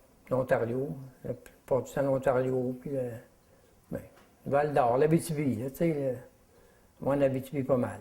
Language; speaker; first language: French; native; French